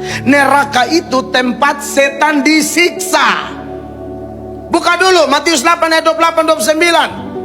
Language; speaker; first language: Indonesian; native; Indonesian